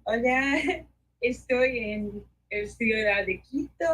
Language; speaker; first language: Spanish; non-native, learner; English